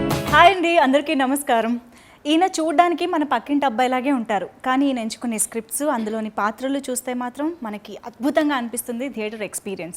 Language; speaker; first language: Telugu; native; Telugu